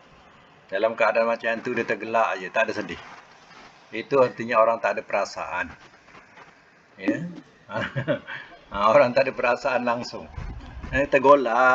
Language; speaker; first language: Malay; native; Malay